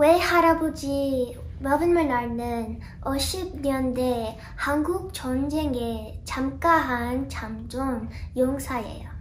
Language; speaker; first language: Korean; non-native, learner; English